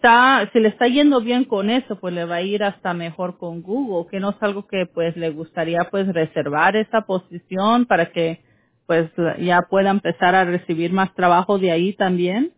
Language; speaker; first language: Spanish; early bilingual, heritage; Spanish